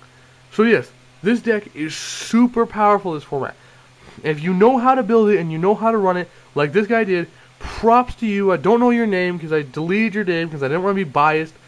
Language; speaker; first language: English; native; English